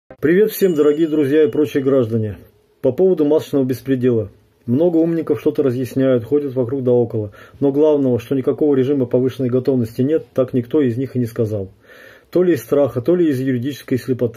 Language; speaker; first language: Russian; native; Russian